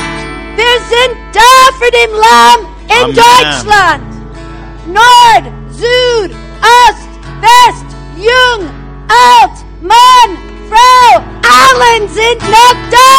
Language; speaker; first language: German; non-native, fluent; English